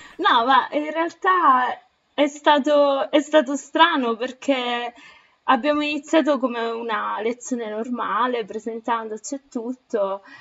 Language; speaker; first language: Italian; native; Italian